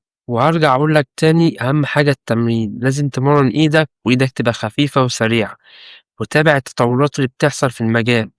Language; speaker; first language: Arabic; native; Arabic